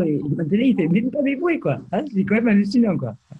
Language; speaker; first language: French; native; French